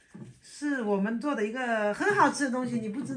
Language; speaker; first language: Chinese; native; Chinese